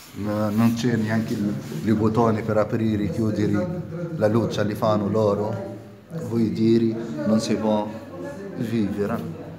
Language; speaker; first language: Italian; non-native, fluent; Arabic